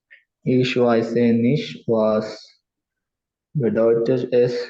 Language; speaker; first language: German; non-native, learner; Malayalam